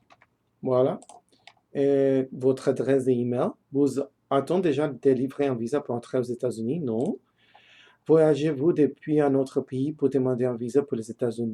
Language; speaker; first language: French; non-native, learner; English